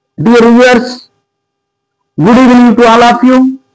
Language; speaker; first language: English; non-native, local second language; Telugu